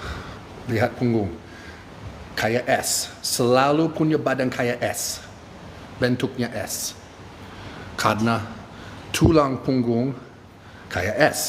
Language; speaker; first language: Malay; non-native, fluent; English